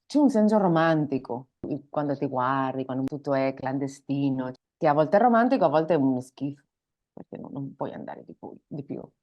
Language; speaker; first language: Italian; non-native, learner; Spanish